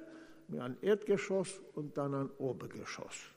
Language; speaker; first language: German; non-native, fluent; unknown